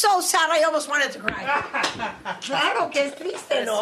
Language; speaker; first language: Spanish; native; Spanish